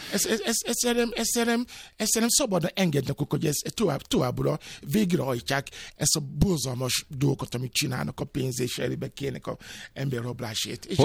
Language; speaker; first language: Hungarian; non-native, learner; Yoruba